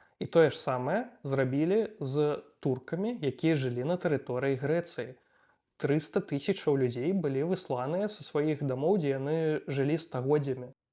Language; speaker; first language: Belarusian; native; Belarusian